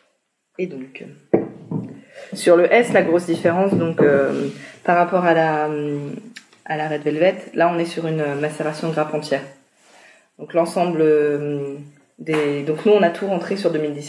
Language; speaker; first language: French; native; French